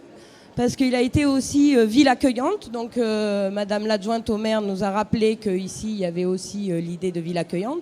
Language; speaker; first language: French; native; French